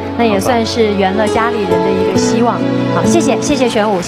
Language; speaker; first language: Chinese; native; Chinese